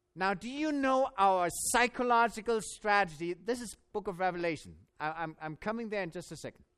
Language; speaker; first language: English; non-native, fluent; German